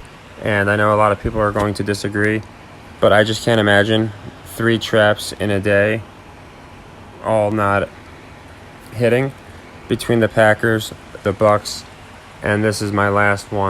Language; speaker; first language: English; native; English